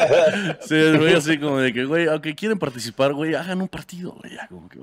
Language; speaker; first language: Spanish; native; Spanish